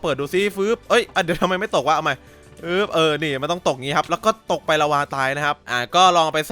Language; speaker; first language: Thai; native; Thai